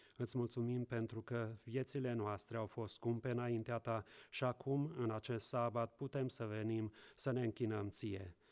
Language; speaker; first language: Romanian; non-native, local second language; Hungarian